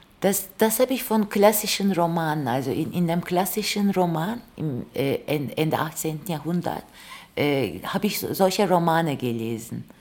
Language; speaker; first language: German; non-native, fluent; Turkish